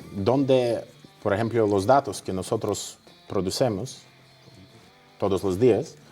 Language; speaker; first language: Spanish; non-native, fluent; Russian